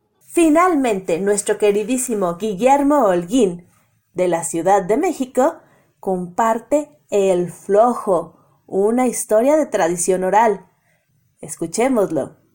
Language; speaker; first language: Spanish; native; Spanish